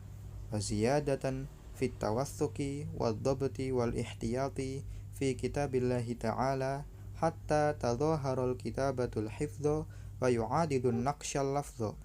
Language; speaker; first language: Arabic; non-native, learner; Indonesian